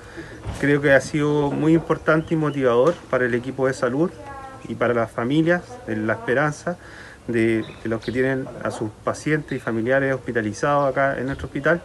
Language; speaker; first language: Spanish; native; Spanish